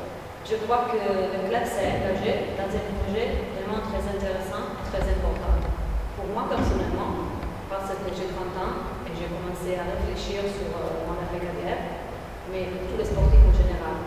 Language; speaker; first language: French; non-native, fluent; Italian